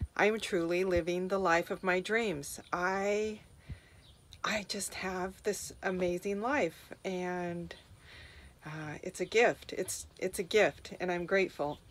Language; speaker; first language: English; native; English